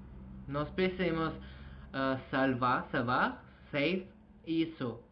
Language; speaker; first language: Portuguese; non-native, learner; Azerbaijani